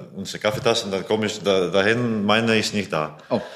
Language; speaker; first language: German; non-native, fluent; Latvian